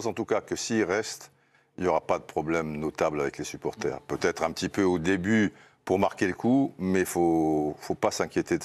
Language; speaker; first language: French; native; French